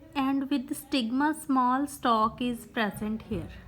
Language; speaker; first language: English; non-native, local second language; Punjabi